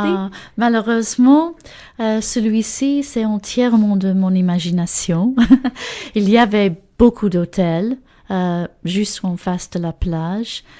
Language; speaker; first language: French; non-native, learner; English